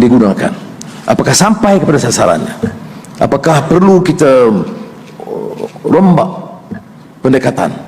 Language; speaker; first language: Malay; native; Malay